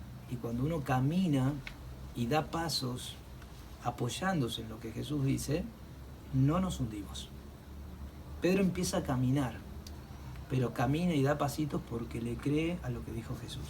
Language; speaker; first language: Spanish; native; Spanish